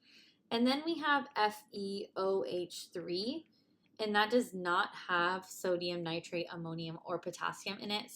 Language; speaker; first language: English; native; English